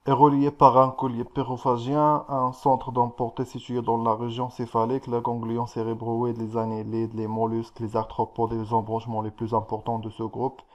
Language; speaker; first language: French; non-native, local second language; Arabic